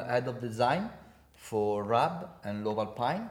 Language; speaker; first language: English; non-native, fluent; Italian